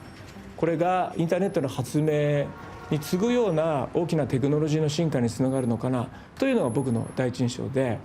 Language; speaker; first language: Japanese; native; Japanese